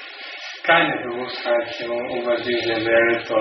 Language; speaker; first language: German; non-native, learner; Slovenian